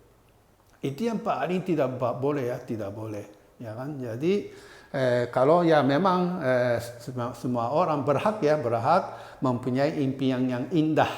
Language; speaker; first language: Indonesian; non-native, fluent; Japanese